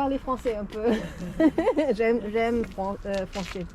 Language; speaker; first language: French; non-native, learner; German